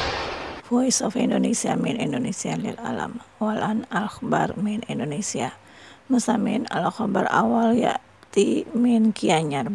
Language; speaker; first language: Arabic; non-native, fluent; Indonesian